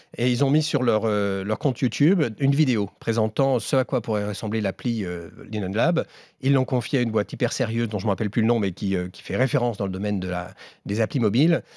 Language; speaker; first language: French; native; French